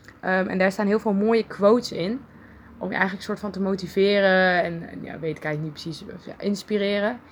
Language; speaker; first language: Dutch; native; Dutch